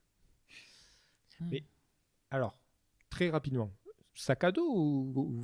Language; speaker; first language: French; native; French